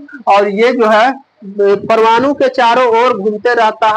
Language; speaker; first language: Hindi; native; Hindi